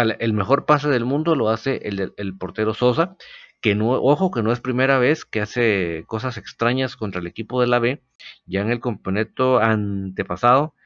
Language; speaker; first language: Spanish; native; Spanish